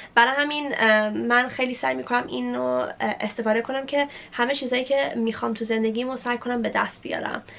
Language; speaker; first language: Persian; early bilingual, heritage; Persian